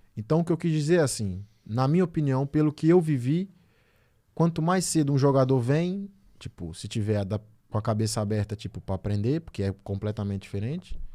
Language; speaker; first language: Portuguese; native; Portuguese